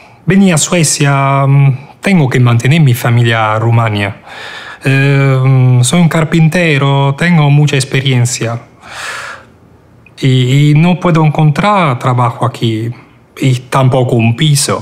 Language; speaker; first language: Spanish; non-native, fluent; Romanian